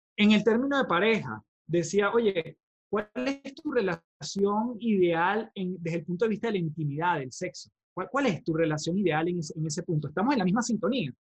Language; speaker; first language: Spanish; native; Spanish